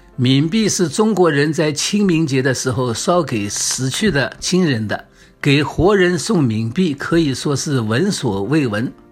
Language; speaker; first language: Chinese; native; Chinese